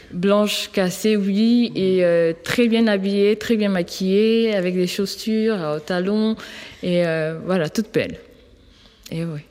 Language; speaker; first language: French; non-native, local second language; Swahili